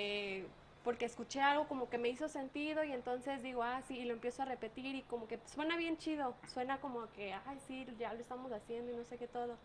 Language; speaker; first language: Spanish; native; Spanish